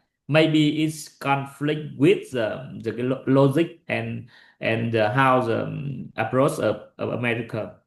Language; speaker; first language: English; non-native, learner; Vietnamese